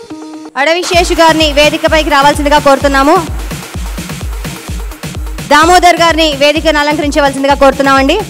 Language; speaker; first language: Telugu; native; Telugu